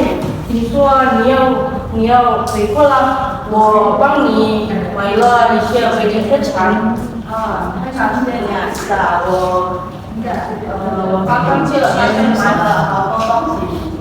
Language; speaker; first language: Chinese; non-native, fluent; Indonesian